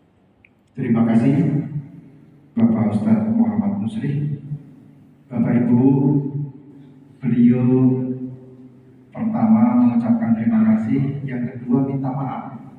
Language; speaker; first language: Indonesian; native; Indonesian